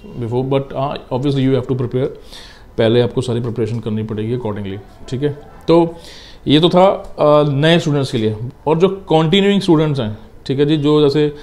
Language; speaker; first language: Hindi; non-native, local second language; Punjabi